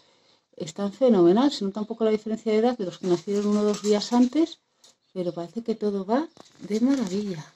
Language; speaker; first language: Spanish; native; Spanish